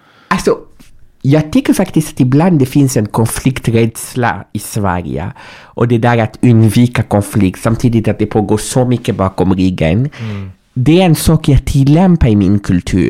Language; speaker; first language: Swedish; non-native, fluent; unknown